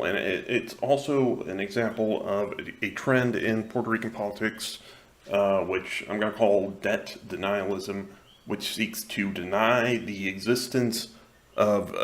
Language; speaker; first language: English; non-native, local second language; Spanish